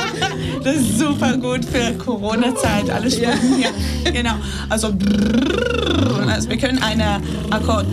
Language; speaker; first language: German; non-native, fluent; Hebrew